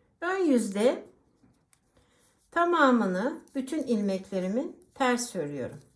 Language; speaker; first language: Turkish; native; Turkish